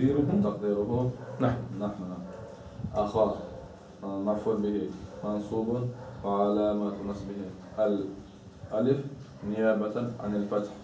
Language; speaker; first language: Arabic; non-native, learner; Chechen